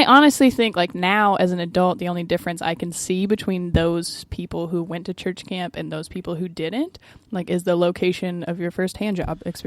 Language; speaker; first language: English; native; English